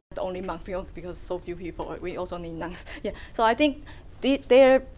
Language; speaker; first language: English; non-native, fluent; Chinese